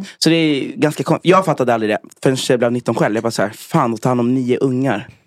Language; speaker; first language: Swedish; early bilingual, other home language; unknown